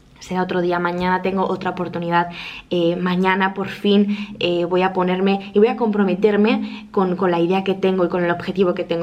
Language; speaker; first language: Spanish; native; Spanish